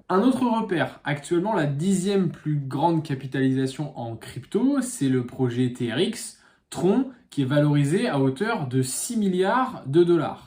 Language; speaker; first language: French; native; French